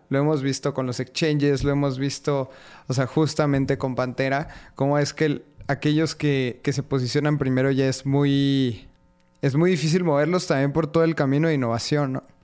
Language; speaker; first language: Spanish; native; Spanish